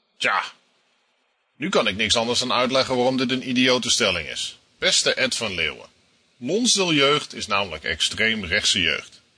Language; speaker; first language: Dutch; native; Dutch